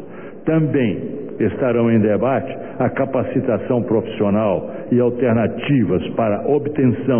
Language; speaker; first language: Portuguese; native; Portuguese